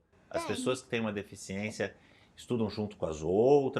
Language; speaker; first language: Portuguese; native; Portuguese